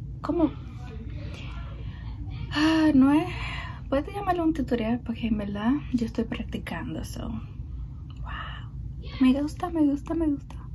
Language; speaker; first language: Spanish; early bilingual, heritage; Spanish